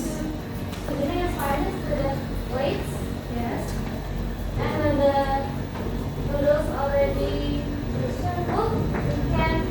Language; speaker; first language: English; non-native, learner; Indonesian